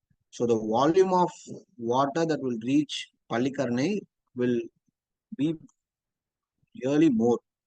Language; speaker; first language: English; non-native, local second language; Tamil